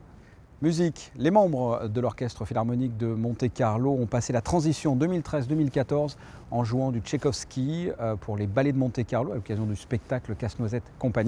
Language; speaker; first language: French; native; French